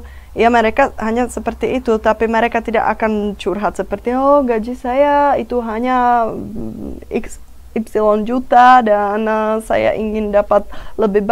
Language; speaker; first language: Indonesian; non-native, fluent; Czech